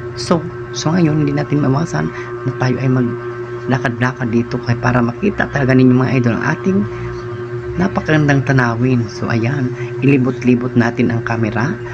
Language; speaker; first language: Filipino; non-native, local second language; Masbatenyo